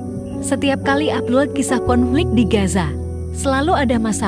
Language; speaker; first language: Indonesian; native; Indonesian